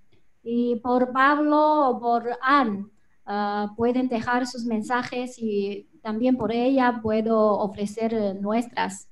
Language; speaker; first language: Spanish; non-native, fluent; Chinese